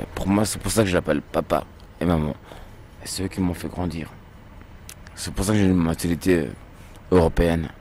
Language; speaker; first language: French; early bilingual, other home language; Portuguese